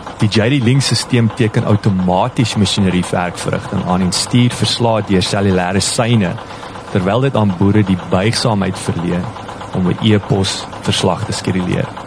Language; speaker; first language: Afrikaans; native; Afrikaans